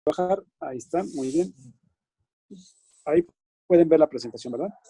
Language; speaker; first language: Spanish; native; Spanish